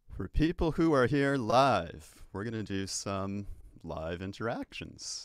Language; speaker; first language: English; native; English